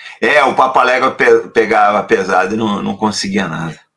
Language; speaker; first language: Portuguese; native; Portuguese